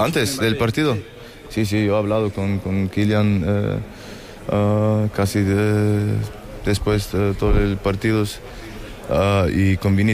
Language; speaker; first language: Spanish; non-native, fluent; German